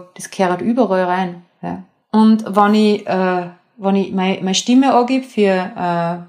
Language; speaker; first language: German; native; German